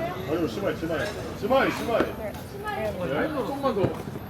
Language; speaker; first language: Korean; non-native, learner; Japanese